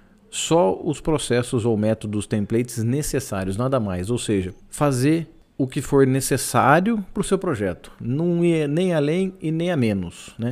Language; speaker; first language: Portuguese; native; Portuguese